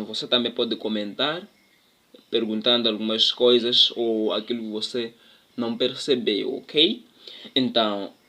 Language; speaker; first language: Portuguese; non-native, local second language; Tsonga